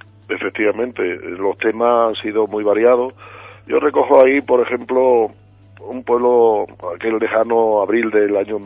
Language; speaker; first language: Spanish; native; Spanish